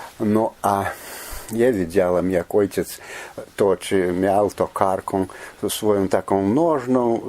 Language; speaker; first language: Polish; non-native, fluent; Belarusian